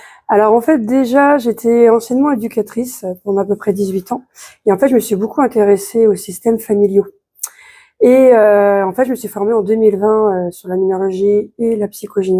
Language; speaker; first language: French; native; French